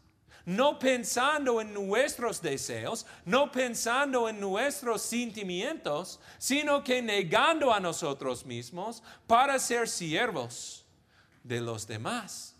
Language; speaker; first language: Spanish; non-native, fluent; English